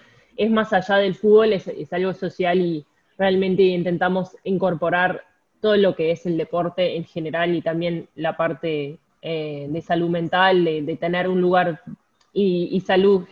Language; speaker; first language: Spanish; native; Spanish